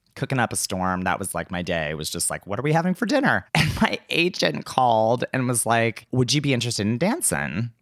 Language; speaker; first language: English; native; English